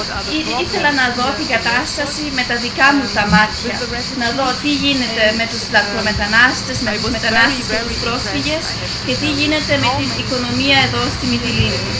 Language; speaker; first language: Greek; early bilingual, heritage; Greek